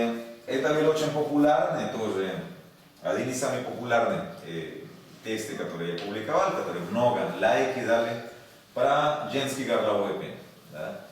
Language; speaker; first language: Russian; non-native, learner; Spanish